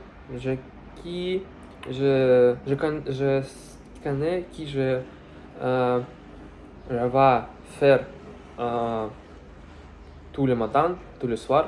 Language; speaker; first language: French; non-native, learner; Russian